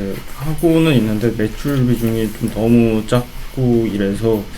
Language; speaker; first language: Korean; native; Korean